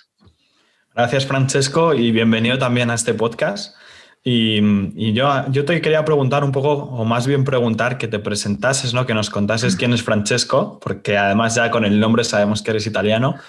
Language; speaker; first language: Spanish; native; Spanish